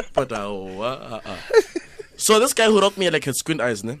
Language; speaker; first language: English; non-native, local second language; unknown